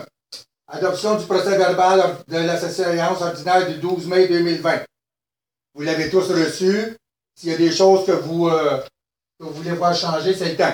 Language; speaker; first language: French; native; French